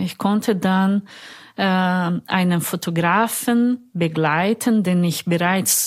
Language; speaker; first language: German; non-native, fluent; Portuguese